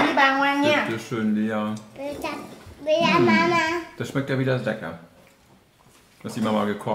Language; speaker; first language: German; native; German